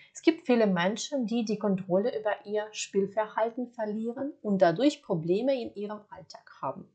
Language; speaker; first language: German; non-native, fluent; Ukrainian